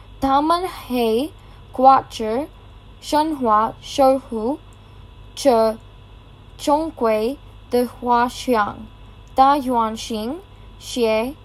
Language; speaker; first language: Chinese; non-native, learner; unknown